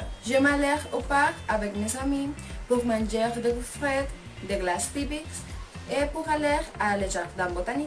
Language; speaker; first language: French; non-native, learner; Spanish